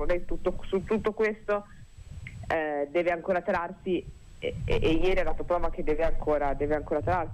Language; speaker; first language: Italian; native; Italian